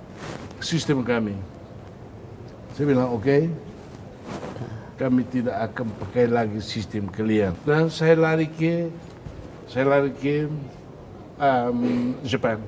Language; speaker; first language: Indonesian; non-native, fluent; Tetum